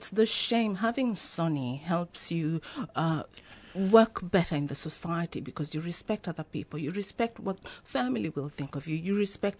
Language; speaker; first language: English; non-native, local second language; Swahili